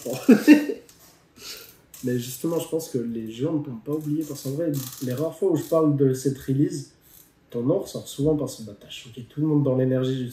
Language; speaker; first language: French; native; French